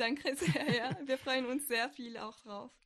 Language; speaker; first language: German; non-native, fluent; French